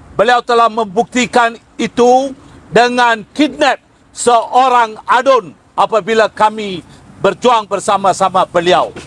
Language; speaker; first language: Malay; non-native, local second language; Tamil